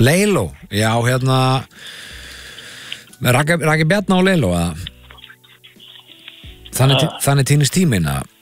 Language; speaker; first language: Icelandic; native; Icelandic